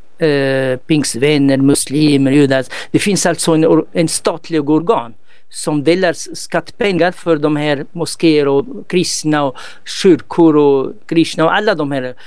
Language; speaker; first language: Swedish; non-native, fluent; Arabic